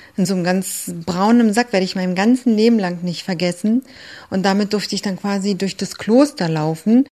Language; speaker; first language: German; early bilingual, other home language; Greek